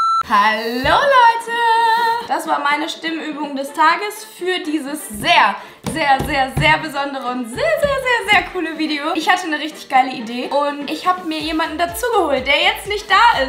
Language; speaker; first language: German; native; German